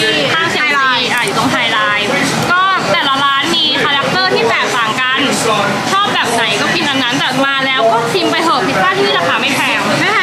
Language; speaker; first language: Thai; native; Thai